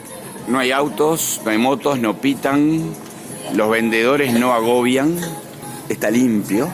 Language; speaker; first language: Spanish; native; Spanish